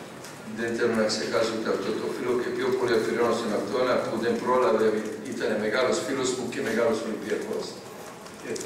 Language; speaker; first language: Greek; non-native, fluent; Serbian